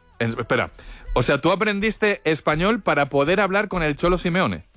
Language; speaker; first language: Spanish; native; Spanish